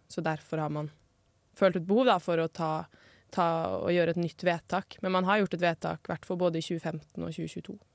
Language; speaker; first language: Norwegian; native; Norwegian